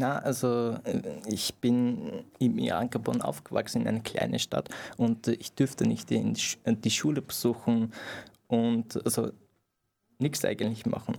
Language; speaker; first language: German; non-native, fluent; Persian